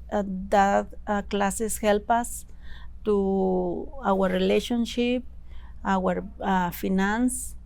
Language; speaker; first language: English; non-native, learner; Spanish